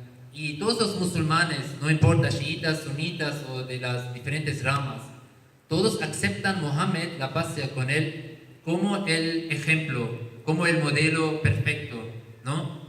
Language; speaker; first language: Spanish; non-native, learner; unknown